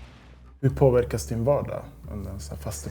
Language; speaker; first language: Swedish; native; Swedish